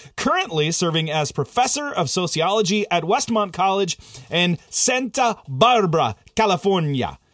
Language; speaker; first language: English; native; English